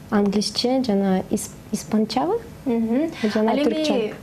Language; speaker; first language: Kyrgyz; non-native, fluent; Russian